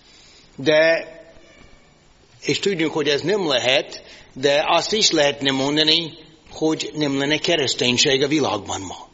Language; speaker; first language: Hungarian; non-native, fluent; English